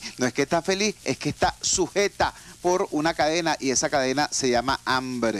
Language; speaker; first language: Spanish; native; Spanish